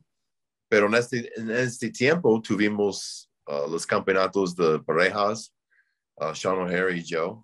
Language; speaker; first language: Spanish; non-native, learner; English